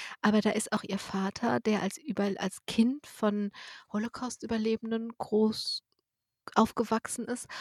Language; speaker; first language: German; native; German